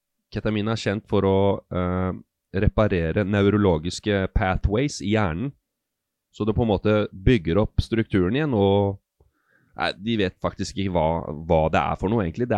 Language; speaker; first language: Norwegian; native; Norwegian